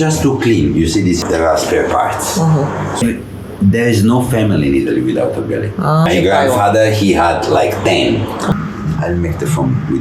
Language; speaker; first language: English; non-native, fluent; Italian